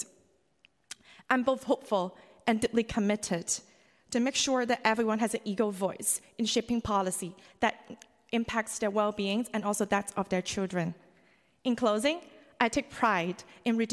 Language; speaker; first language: English; non-native, local second language; Cantonese